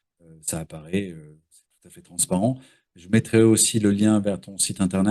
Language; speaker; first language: French; native; French